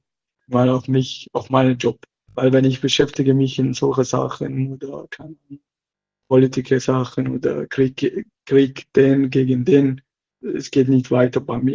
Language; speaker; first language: German; non-native, learner; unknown